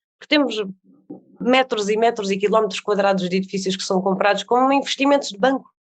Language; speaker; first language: Portuguese; native; Portuguese